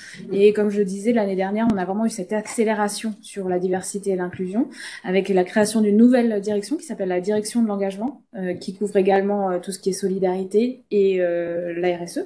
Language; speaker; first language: French; native; French